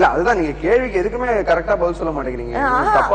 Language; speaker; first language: Tamil; native; Tamil